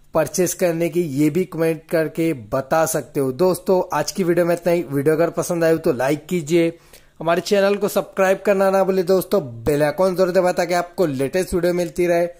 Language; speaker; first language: Hindi; native; Hindi